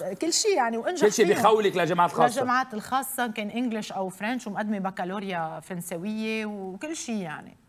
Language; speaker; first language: Arabic; native; Arabic